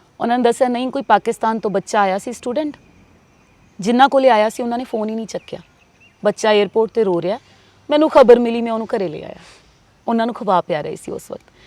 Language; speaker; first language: Punjabi; native; Punjabi